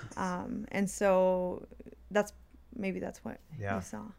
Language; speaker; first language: English; early bilingual, other home language; Spanish